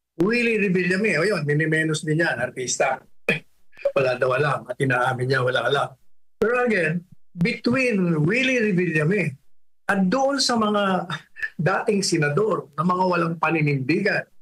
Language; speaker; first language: Filipino; native; Filipino